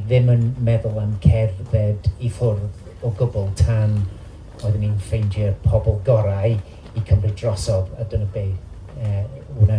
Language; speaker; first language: Welsh; non-native, local second language; English